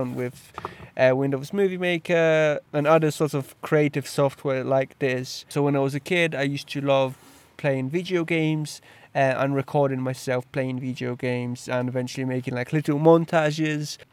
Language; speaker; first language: English; early bilingual, other home language; Polish